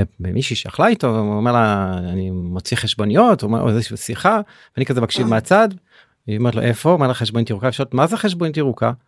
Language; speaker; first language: Hebrew; native; Hebrew